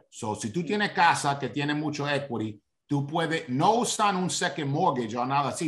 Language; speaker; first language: Spanish; early bilingual, heritage; Spanish